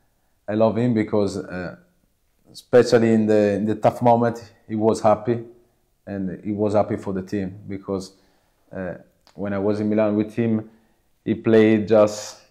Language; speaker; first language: English; non-native, learner; Italian